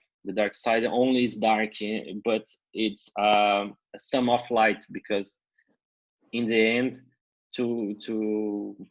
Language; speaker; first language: English; non-native, learner; Portuguese